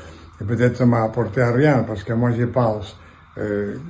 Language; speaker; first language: French; non-native, fluent; Catalan